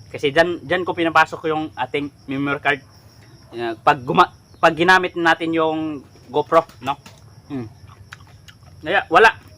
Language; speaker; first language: Filipino; non-native, local second language; Cebuano